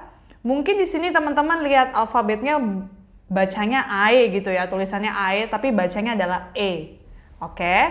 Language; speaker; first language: Indonesian; native; Indonesian